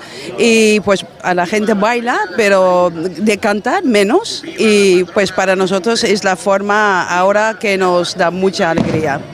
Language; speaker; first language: Spanish; non-native, fluent; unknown